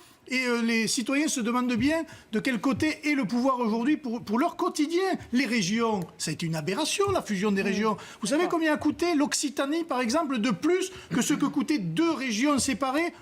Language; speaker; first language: French; native; French